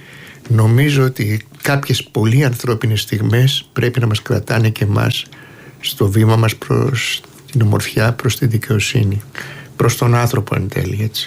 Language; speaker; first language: Greek; native; Greek